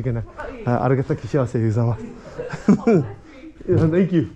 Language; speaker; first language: Japanese; non-native, learner; English